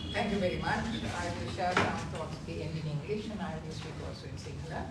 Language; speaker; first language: English; non-native, local second language; Sinhala